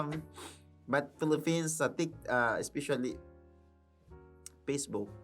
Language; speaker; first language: English; non-native, learner; Filipino